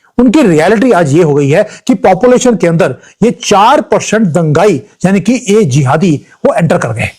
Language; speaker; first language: Hindi; native; Hindi